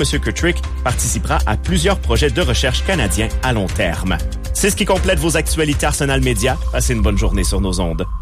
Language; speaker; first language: French; native; French